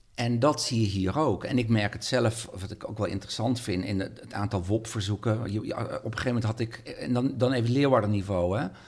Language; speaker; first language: Dutch; native; Dutch